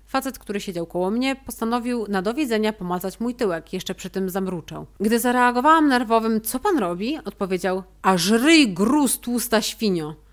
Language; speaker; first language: Polish; native; Polish